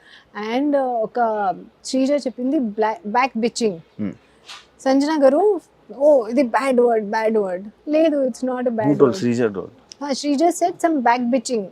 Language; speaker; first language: Telugu; non-native, learner; Hindi